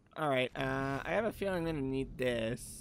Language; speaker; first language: English; native; English